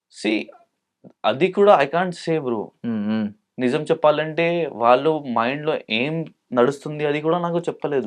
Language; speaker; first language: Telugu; non-native, local second language; Hindi